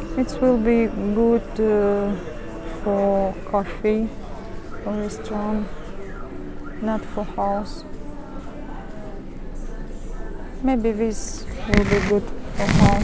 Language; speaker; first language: English; non-native, learner; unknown